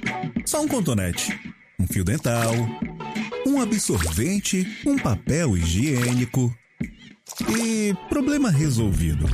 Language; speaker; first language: Portuguese; native; Portuguese